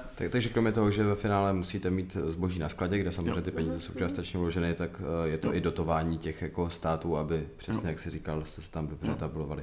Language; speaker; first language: Czech; native; Czech